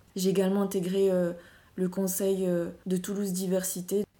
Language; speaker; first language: French; non-native, local second language; Malagasy